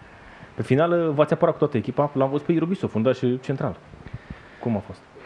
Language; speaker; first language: Romanian; native; Romanian